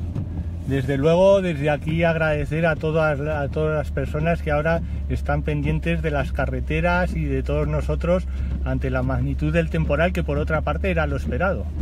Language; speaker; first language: Spanish; native; Spanish